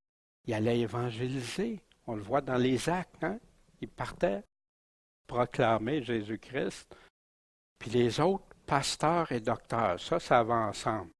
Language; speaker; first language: French; native; French